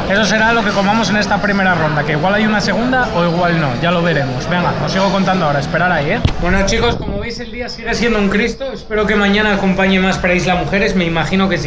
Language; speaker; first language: Spanish; native; Spanish